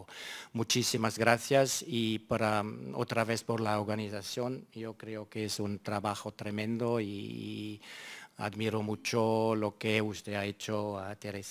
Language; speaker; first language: Spanish; non-native, fluent; German